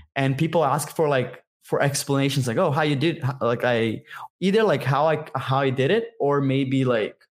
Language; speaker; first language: English; non-native, fluent; Portuguese